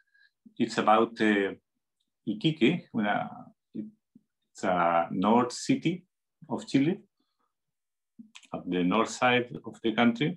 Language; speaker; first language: English; non-native, fluent; Spanish